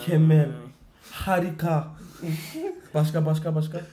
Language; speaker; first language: Turkish; non-native, learner; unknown